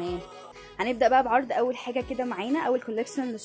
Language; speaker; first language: Arabic; native; Arabic